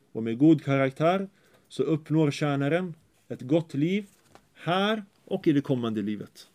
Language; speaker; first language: Swedish; early bilingual, other home language; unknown